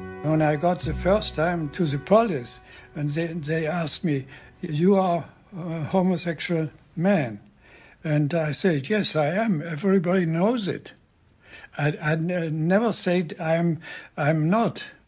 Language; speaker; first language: English; non-native, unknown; German